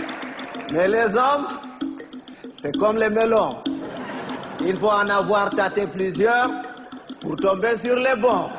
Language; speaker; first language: French; non-native, local second language; Fula